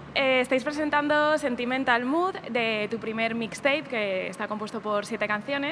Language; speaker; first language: Spanish; native; Spanish